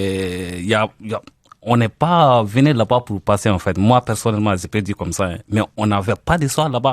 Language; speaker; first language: French; non-native, learner; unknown